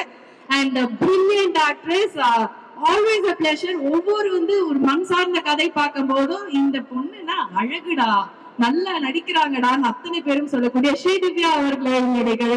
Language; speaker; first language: Tamil; native; Tamil